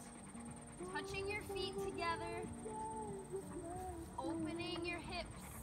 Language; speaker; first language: English; native; English